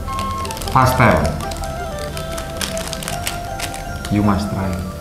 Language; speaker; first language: English; non-native, learner; Indonesian